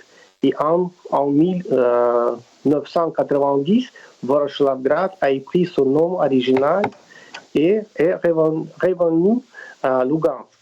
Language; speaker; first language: French; non-native, fluent; Russian